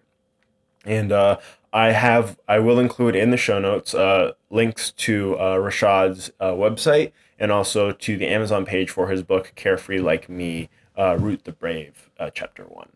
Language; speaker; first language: English; native; English